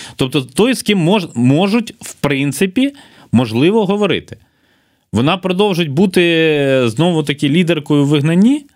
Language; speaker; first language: Ukrainian; native; Ukrainian